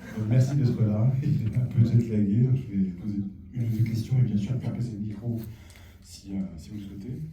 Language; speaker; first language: French; native; French